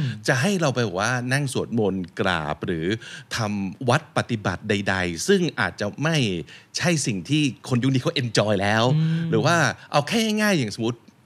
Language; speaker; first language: Thai; native; Thai